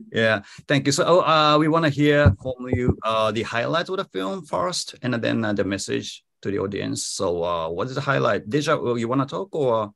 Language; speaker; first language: English; non-native, fluent; Japanese